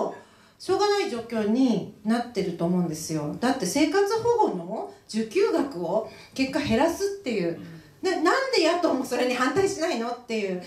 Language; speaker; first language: Japanese; native; Japanese